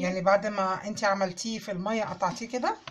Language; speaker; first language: Arabic; native; Arabic